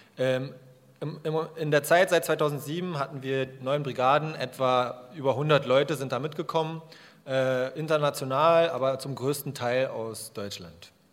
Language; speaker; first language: German; native; German